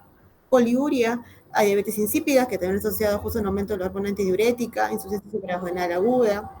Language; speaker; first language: Spanish; native; Spanish